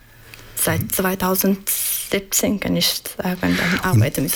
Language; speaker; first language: German; non-native, learner; Persian